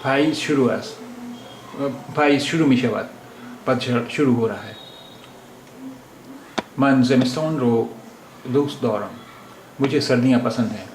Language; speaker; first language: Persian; non-native, fluent; Urdu